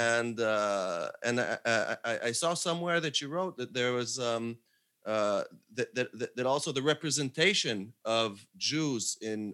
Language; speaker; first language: English; non-native, fluent; Hebrew